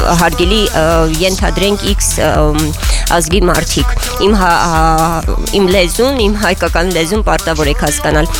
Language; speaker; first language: Armenian; native; Armenian